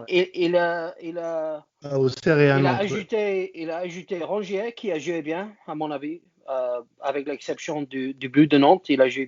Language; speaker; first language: French; non-native, learner; English